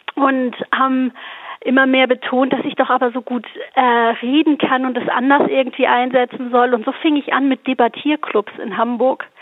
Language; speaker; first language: German; native; German